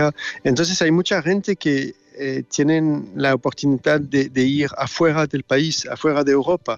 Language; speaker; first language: Spanish; non-native, learner; French